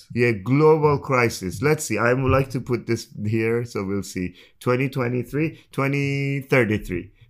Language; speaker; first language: English; non-native, fluent; Persian